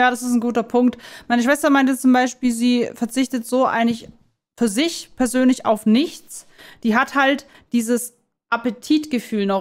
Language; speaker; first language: German; native; German